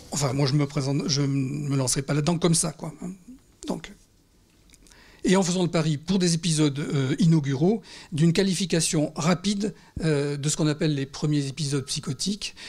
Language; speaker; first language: French; native; French